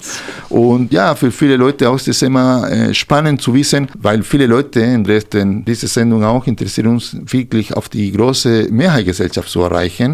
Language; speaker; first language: German; non-native, fluent; Spanish